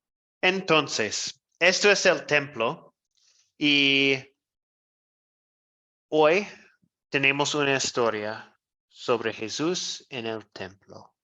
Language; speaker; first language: Spanish; non-native, fluent; English